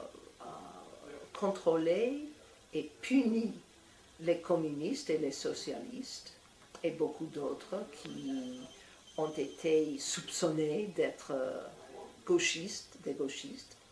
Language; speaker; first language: French; non-native, fluent; English